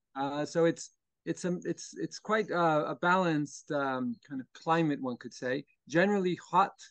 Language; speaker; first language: English; native; English